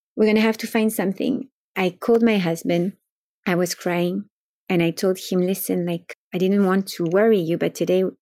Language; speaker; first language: English; non-native, fluent; French